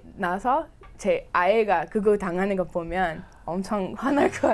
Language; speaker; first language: Korean; non-native, fluent; English